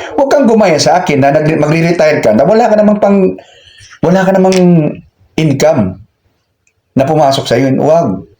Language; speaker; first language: Filipino; non-native, local second language; Cebuano